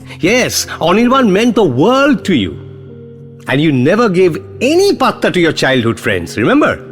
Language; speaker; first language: English; non-native, local second language; Bangla